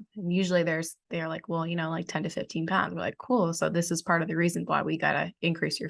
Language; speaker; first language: English; native; English